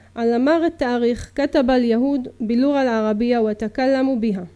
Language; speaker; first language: Arabic; early bilingual, heritage; Arabic